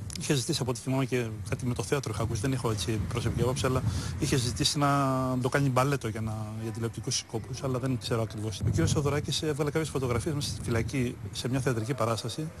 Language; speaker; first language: Greek; native; Greek